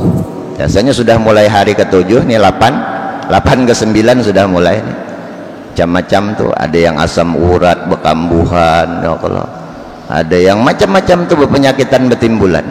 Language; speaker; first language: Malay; non-native, local second language; Banjar